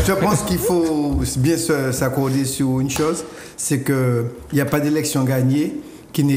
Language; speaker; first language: French; native; French